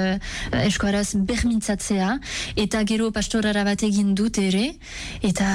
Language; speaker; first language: Basque; non-native, local second language; French